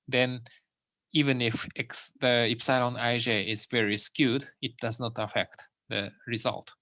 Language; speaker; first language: English; non-native, fluent; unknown